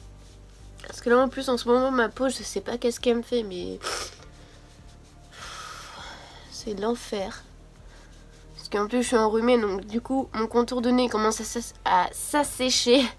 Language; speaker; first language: French; native; French